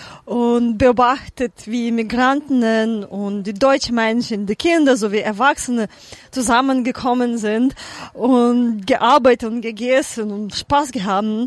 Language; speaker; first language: German; non-native, fluent; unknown